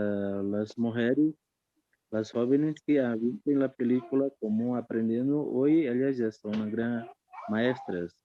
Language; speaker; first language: Spanish; non-native, fluent; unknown